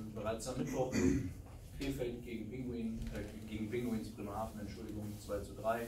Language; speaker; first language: German; native; German